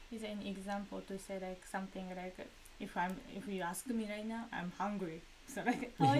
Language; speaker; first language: English; non-native, learner; Japanese